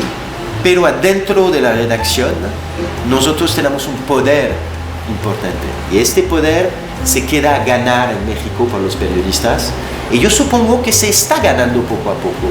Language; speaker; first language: Spanish; non-native, fluent; French